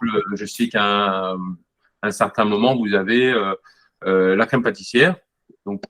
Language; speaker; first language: French; native; French